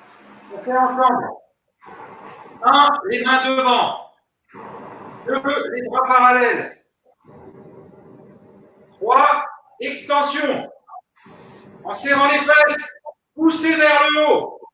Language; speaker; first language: French; native; French